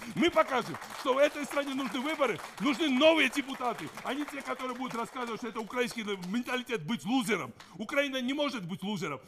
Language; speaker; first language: Russian; non-native, local second language; Georgian